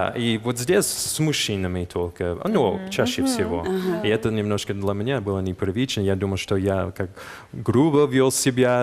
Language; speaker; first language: Russian; non-native, fluent; English